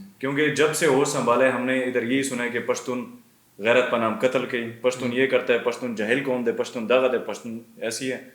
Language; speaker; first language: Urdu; non-native, local second language; Pashto